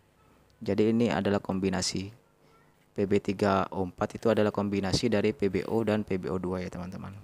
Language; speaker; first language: Indonesian; non-native, local second language; Madurese